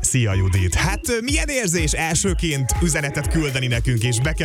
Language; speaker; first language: Hungarian; native; Hungarian